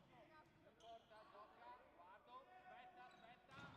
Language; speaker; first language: Italian; native; Italian